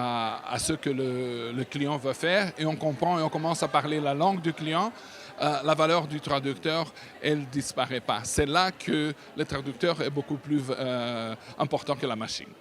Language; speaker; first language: French; non-native, fluent; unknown